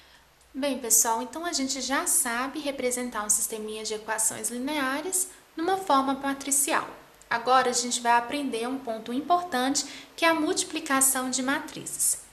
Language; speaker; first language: Portuguese; native; Portuguese